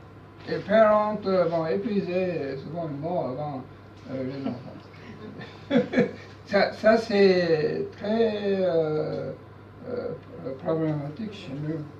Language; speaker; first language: French; non-native, learner; Japanese